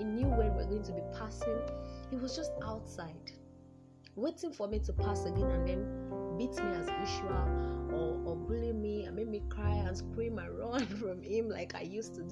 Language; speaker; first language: English; non-native, local second language; Yoruba